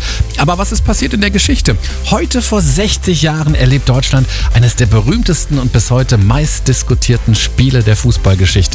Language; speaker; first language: German; native; German